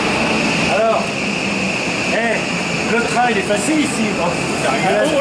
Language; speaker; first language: French; native; French